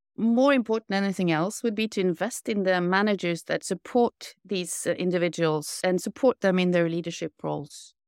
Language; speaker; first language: English; non-native, fluent; Norwegian